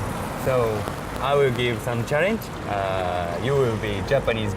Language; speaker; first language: English; non-native, learner; Japanese